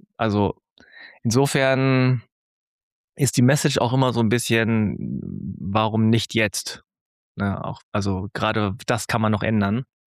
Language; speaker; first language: German; native; German